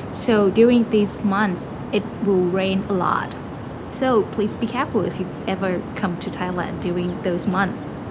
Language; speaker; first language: English; non-native, fluent; Thai